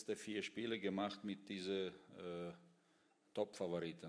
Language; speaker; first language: German; non-native, fluent; Russian